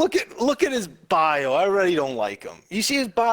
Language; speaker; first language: English; native; English